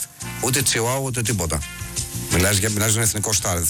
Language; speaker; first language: Greek; native; Greek